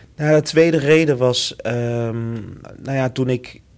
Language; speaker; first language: Dutch; early bilingual, other home language; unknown